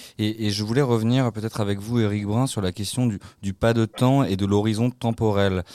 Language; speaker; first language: French; native; French